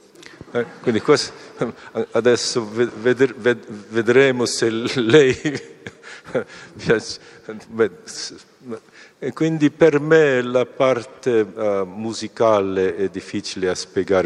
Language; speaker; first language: Italian; non-native, fluent; Korean